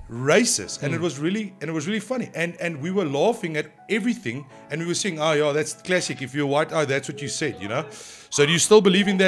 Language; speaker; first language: English; non-native, local second language; Afrikaans